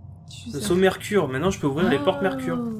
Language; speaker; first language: French; native; French